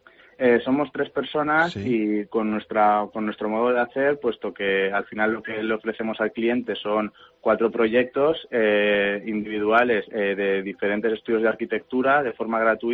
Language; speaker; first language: Spanish; native; Spanish